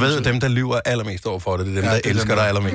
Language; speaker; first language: Danish; native; Danish